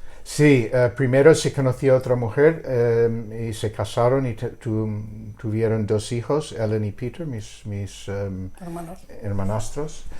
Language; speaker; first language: Spanish; non-native, fluent; English